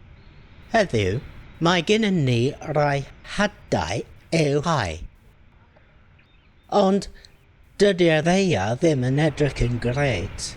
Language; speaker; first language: Welsh; non-native, learner; English